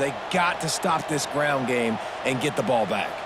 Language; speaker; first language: English; native; English